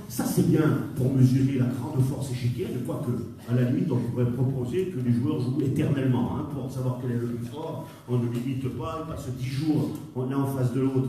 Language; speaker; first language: French; native; French